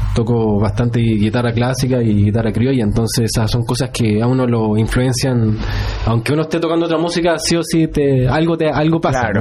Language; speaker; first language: Spanish; native; Spanish